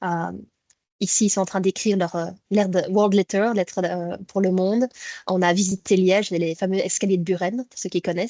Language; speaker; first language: French; native; French